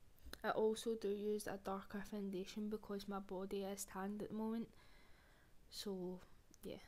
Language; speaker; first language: English; native; English